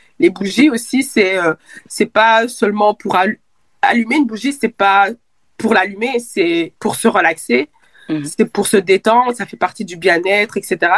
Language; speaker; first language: French; early bilingual, other home language; Lingala